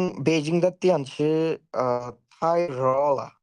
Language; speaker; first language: Chinese; non-native, learner; Bangla